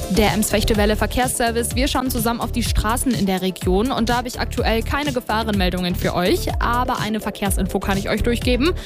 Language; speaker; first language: German; native; German